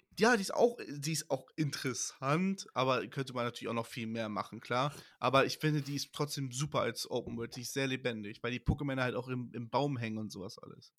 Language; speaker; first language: German; native; German